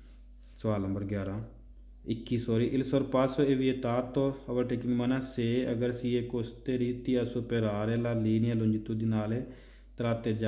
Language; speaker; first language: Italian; non-native, fluent; Punjabi